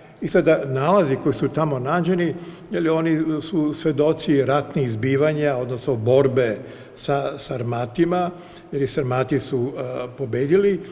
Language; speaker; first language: Serbian; native; Serbian